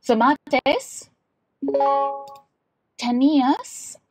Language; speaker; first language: Spanish; non-native, fluent; English